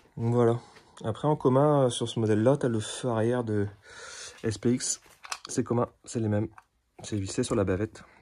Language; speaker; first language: French; native; French